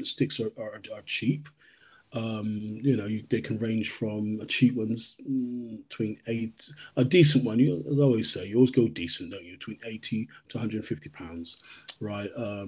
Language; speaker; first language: English; native; English